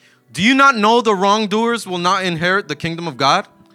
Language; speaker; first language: English; early bilingual, other home language; Spanish